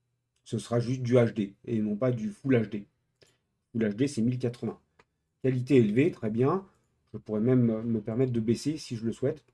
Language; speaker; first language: French; native; French